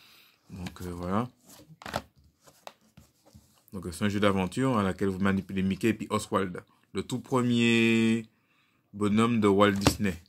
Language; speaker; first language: French; native; French